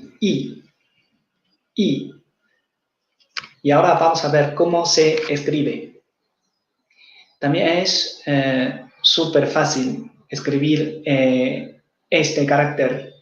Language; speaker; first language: Spanish; non-native, fluent; Chinese